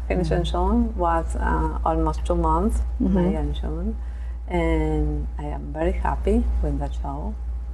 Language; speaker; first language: English; non-native, learner; Spanish